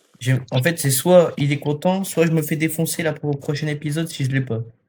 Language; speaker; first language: French; native; French